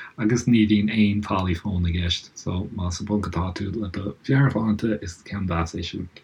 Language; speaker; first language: Irish; native; Irish